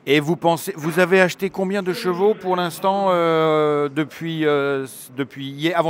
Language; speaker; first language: French; native; French